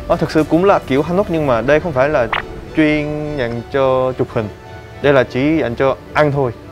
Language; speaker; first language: Vietnamese; non-native, fluent; Korean